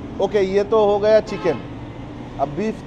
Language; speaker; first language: Hindi; non-native, fluent; Bangla